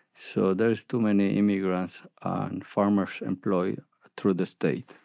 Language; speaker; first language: English; non-native, fluent; Spanish